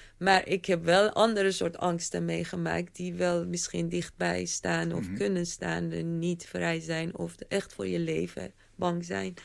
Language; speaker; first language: Dutch; non-native, fluent; Persian